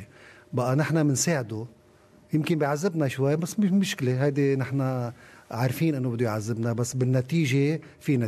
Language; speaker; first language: Arabic; native; Arabic